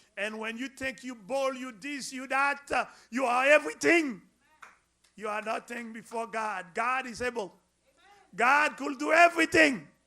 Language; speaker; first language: English; non-native, learner; Haitian Creole